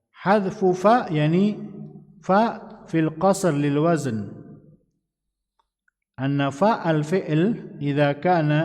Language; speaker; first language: Arabic; non-native, fluent; Indonesian